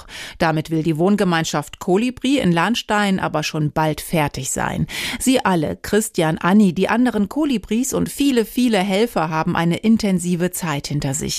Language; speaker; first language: German; native; German